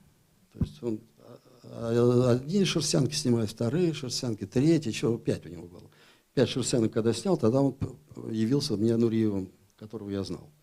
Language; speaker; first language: Russian; native; Russian